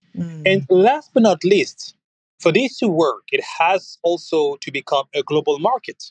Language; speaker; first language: English; non-native, fluent; French